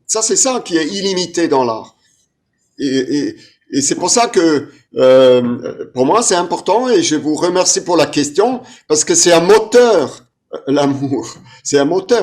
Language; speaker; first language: French; non-native, fluent; German